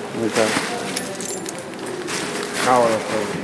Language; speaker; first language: Finnish; non-native, learner; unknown